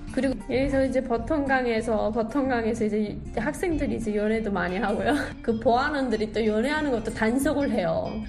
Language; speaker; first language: Korean; native; Korean